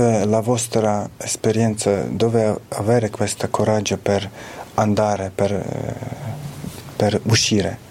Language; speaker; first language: Italian; non-native, fluent; Ukrainian